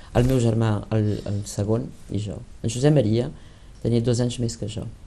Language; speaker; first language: Catalan; early bilingual, heritage; Catalan